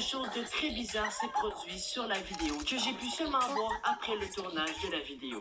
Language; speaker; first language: French; native; French